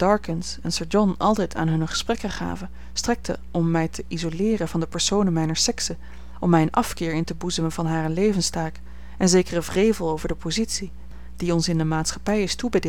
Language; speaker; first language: Dutch; native; Dutch